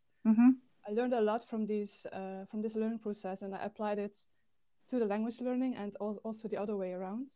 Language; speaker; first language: English; non-native, fluent; Dutch